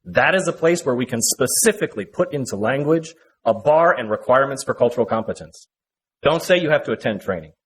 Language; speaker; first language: English; native; English